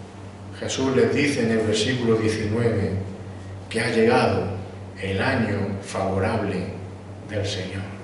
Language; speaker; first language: Spanish; native; Spanish